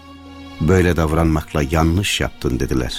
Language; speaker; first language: Turkish; native; Turkish